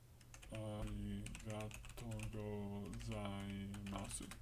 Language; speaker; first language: Japanese; non-native, learner; English